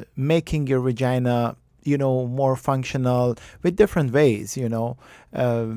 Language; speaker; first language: English; non-native, fluent; Persian